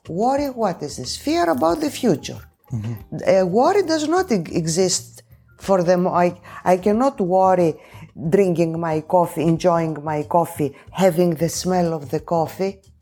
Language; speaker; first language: English; non-native, fluent; Greek